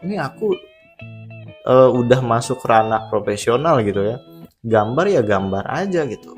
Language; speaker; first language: Indonesian; native; Indonesian